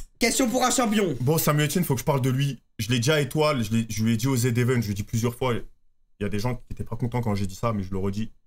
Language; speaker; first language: French; native; French